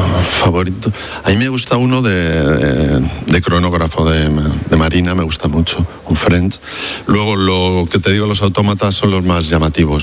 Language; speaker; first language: Spanish; native; Spanish